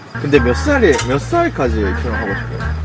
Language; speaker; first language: Korean; non-native, fluent; Japanese